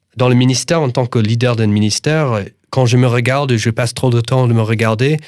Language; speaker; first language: French; non-native, fluent; English